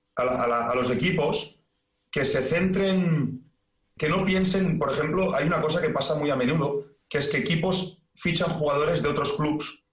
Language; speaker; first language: Spanish; native; Spanish